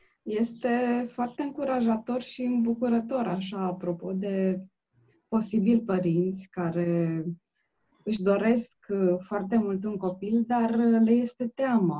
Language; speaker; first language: Romanian; native; Romanian